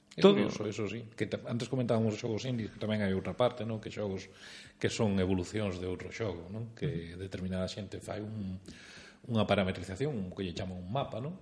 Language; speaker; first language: Galician; non-native, local second language; Spanish